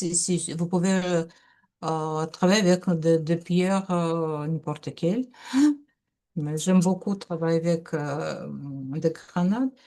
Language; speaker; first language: French; non-native, learner; Russian